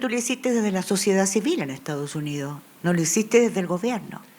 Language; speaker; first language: Spanish; native; Spanish